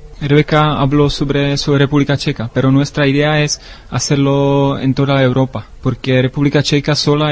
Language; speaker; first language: Spanish; non-native, learner; Czech